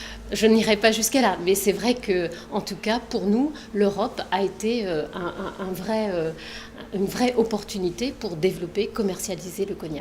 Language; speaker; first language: French; native; French